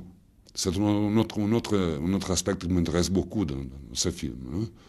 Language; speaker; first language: French; non-native, fluent; Portuguese